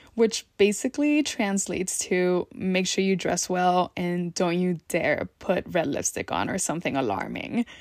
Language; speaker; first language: English; early bilingual, other home language; Spanish